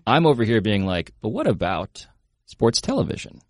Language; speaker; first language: English; native; English